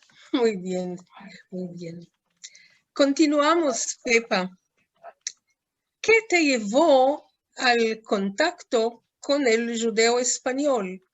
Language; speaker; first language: Spanish; non-native, fluent; Hebrew